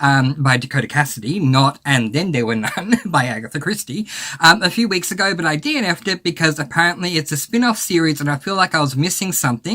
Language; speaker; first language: English; native; English